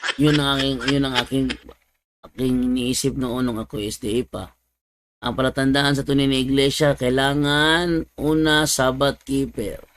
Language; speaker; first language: Filipino; non-native, local second language; Cebuano